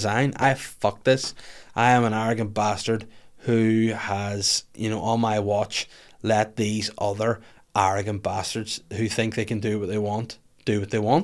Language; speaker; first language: English; native; English